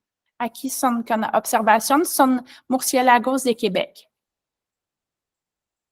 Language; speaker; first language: Spanish; non-native, learner; French